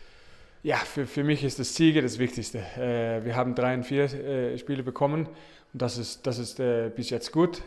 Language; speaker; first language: German; non-native, learner; Danish